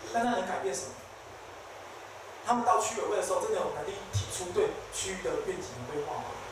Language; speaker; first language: Chinese; native; Chinese